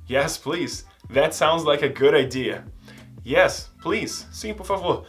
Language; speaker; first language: English; non-native, fluent; Portuguese